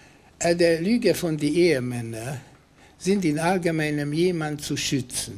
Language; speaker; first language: German; non-native, fluent; Hungarian